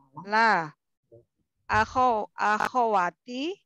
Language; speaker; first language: Arabic; non-native, learner; Indonesian